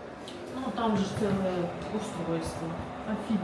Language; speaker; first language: Russian; native; Russian